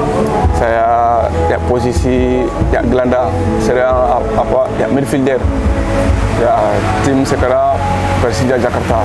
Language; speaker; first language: Indonesian; non-native, learner; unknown